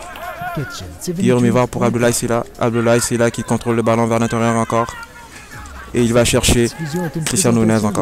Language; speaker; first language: French; native; French